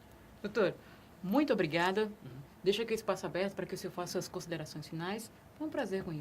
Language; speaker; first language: Portuguese; native; Portuguese